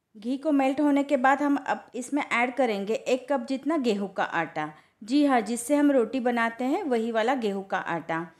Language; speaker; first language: Hindi; non-native, local second language; Marathi